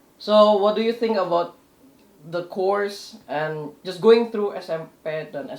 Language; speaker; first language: English; non-native, local second language; Indonesian